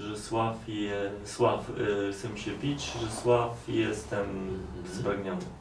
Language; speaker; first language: French; non-native, learner; Polish